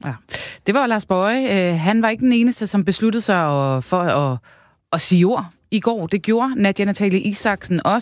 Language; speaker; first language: Danish; native; Danish